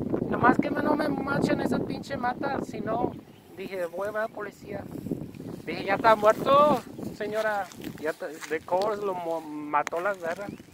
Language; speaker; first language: Spanish; early bilingual, heritage; Spanish